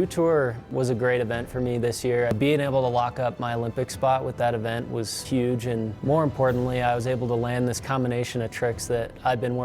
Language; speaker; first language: English; native; English